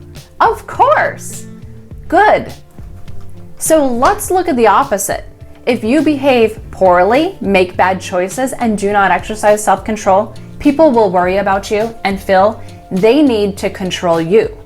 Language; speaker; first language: English; native; English